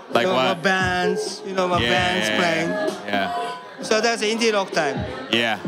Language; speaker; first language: English; non-native, learner; Japanese